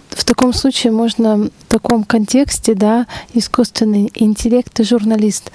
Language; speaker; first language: Russian; native; Russian